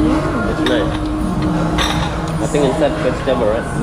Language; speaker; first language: English; non-native, learner; Indonesian